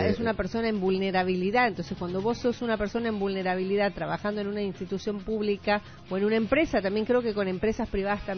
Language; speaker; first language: Spanish; native; Spanish